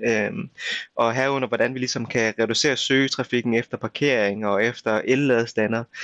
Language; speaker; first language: Danish; early bilingual, other home language; Vietnamese